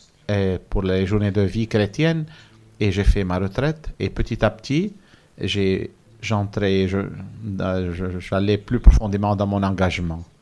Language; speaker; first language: French; non-native, fluent; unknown